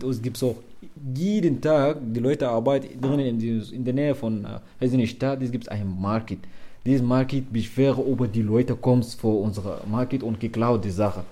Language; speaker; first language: German; non-native, learner; Arabic